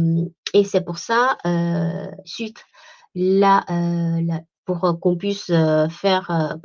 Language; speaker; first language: French; non-native, fluent; Chinese